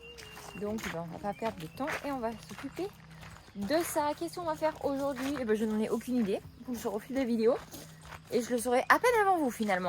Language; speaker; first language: French; native; French